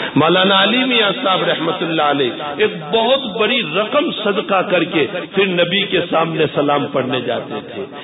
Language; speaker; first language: Urdu; non-native, local second language; Gujarati